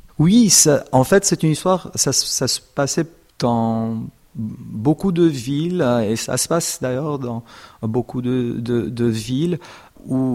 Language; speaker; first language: French; non-native, fluent; Armenian